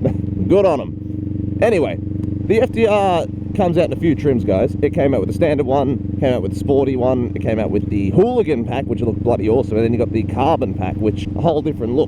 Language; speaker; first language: English; native; English